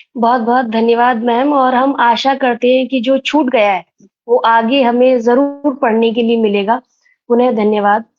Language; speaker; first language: Hindi; native; Hindi